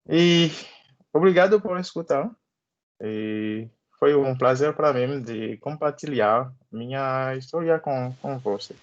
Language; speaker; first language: Portuguese; non-native, learner; Haitian Creole